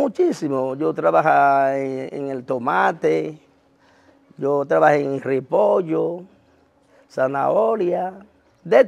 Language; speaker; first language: Spanish; non-native, learner; Haitian Creole